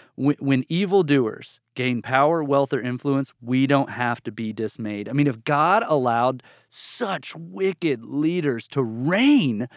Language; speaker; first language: English; native; English